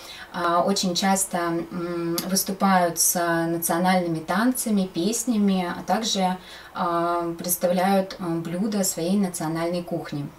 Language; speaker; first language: Russian; native; Russian